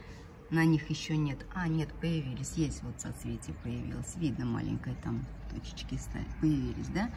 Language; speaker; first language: Russian; native; Russian